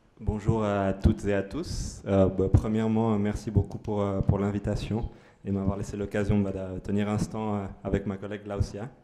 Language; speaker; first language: French; non-native, fluent; Spanish